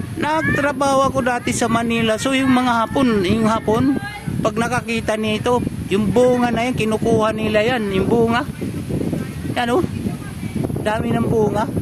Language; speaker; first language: Filipino; non-native, local second language; Cebuano